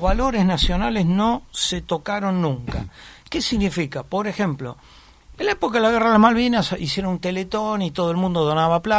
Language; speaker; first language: Spanish; native; Spanish